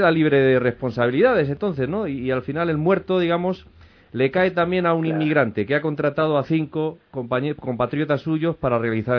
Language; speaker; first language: Spanish; native; Spanish